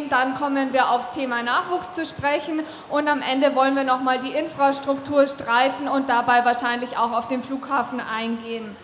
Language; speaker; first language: German; native; German